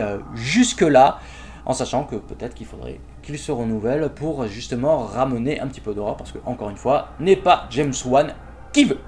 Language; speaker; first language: French; native; French